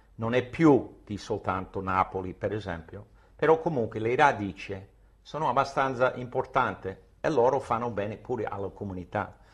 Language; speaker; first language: Italian; non-native, fluent; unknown